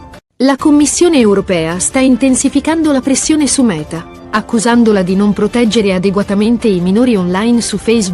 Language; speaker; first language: Italian; native; Italian